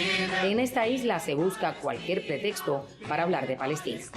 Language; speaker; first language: Spanish; native; Spanish